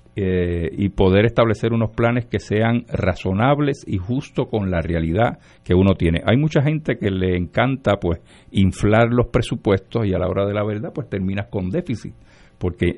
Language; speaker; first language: Spanish; native; Spanish